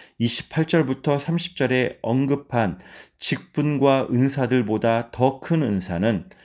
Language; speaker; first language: Korean; native; Korean